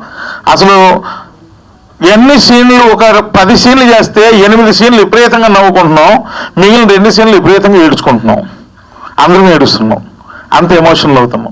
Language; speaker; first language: Telugu; native; Telugu